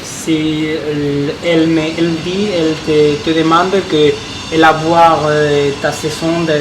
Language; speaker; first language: French; non-native, learner; Spanish